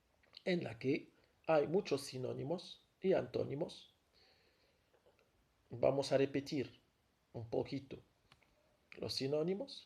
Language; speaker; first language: Spanish; non-native, fluent; Arabic